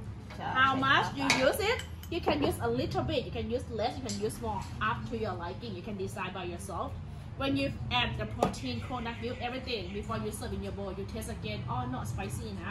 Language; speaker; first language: English; non-native, fluent; Thai